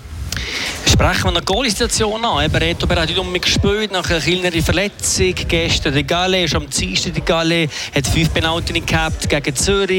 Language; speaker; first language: German; native; German